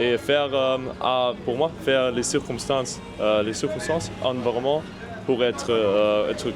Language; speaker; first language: French; non-native, learner; German